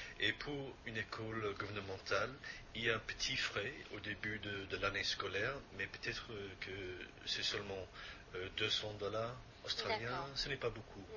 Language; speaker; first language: French; non-native, fluent; English